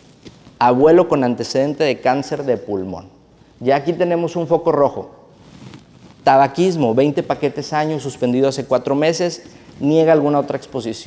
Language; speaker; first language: Spanish; native; Spanish